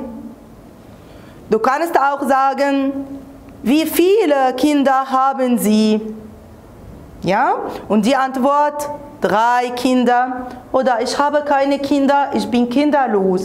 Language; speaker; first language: German; non-native, fluent; Arabic